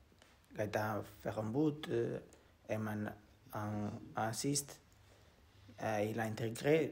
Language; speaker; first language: French; non-native, learner; Portuguese